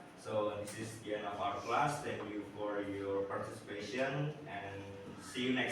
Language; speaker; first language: English; non-native, learner; Indonesian